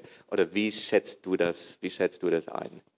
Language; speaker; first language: German; native; German